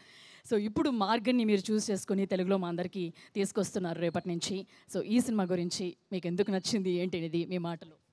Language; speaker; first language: Telugu; native; Telugu